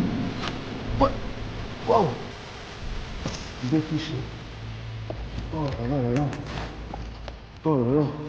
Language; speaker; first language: French; native; French